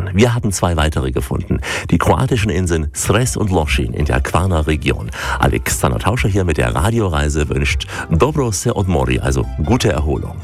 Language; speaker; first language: German; native; German